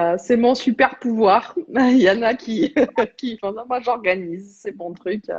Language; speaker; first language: French; native; French